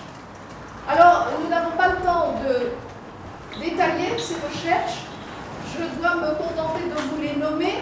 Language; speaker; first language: French; native; French